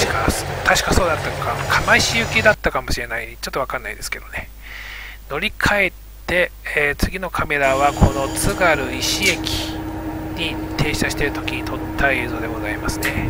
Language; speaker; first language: Japanese; native; Japanese